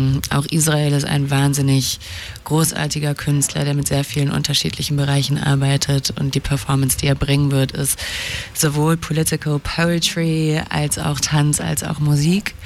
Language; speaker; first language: German; native; German